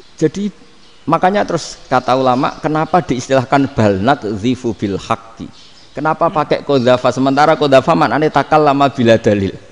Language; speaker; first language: Indonesian; non-native, local second language; Javanese